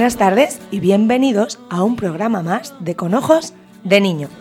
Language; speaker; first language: Spanish; native; Spanish